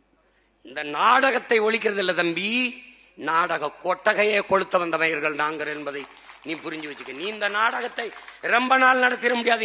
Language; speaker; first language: Tamil; native; Tamil